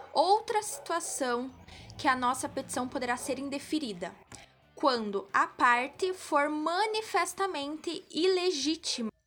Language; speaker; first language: Portuguese; native; Portuguese